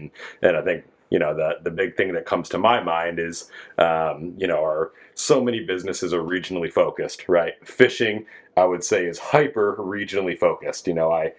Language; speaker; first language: English; native; English